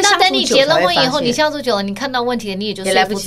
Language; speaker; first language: Chinese; early bilingual, heritage; Chinese